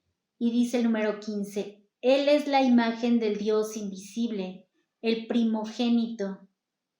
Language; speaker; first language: Spanish; native; Spanish